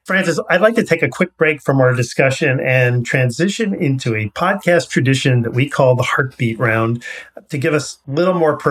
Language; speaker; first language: English; native; English